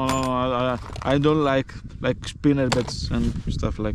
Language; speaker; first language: English; non-native, learner; Greek